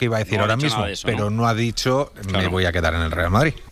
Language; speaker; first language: Spanish; native; Spanish